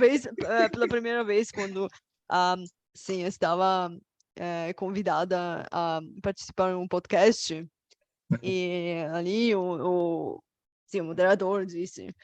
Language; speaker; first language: Portuguese; non-native, fluent; Bulgarian